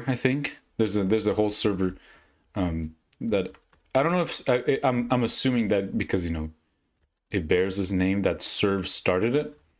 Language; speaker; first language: English; native; English